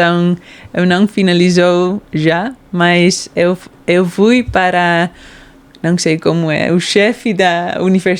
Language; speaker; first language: Portuguese; non-native, fluent; Dutch